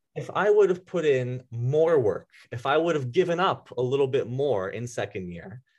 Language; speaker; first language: English; native; English